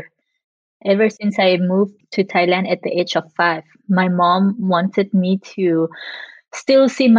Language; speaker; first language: English; non-native, fluent; French